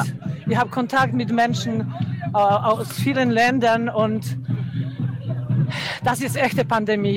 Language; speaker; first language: German; non-native, fluent; Polish